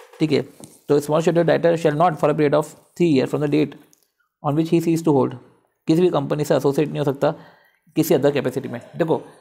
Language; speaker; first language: Hindi; native; Hindi